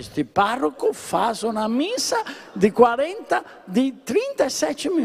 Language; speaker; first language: Portuguese; non-native, fluent; Italian